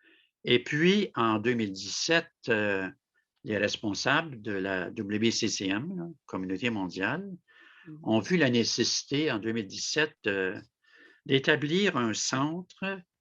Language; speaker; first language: French; native; French